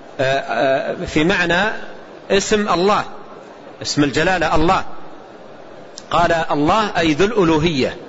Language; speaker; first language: Arabic; native; Arabic